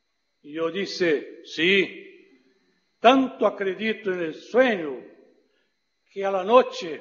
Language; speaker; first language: Portuguese; non-native, fluent; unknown